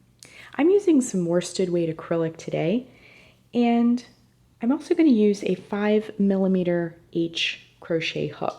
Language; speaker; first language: English; native; English